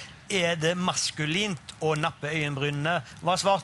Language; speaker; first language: Norwegian; native; Norwegian